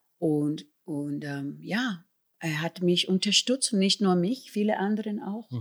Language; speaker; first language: German; non-native, fluent; English